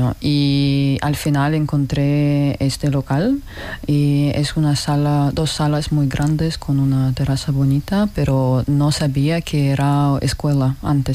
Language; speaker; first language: Spanish; non-native, learner; Russian